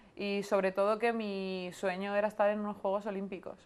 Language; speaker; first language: Spanish; native; Spanish